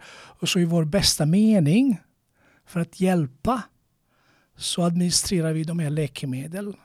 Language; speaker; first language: Swedish; non-native, fluent; Croatian